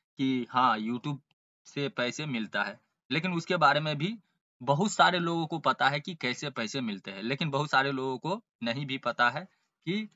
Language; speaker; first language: Hindi; native; Hindi